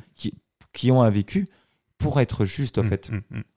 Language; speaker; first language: French; early bilingual, other home language; Arabic